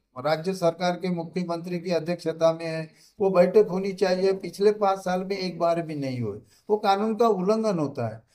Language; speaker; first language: Hindi; non-native, local second language; Marathi